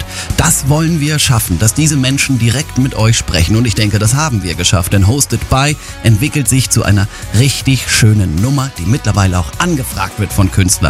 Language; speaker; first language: German; native; German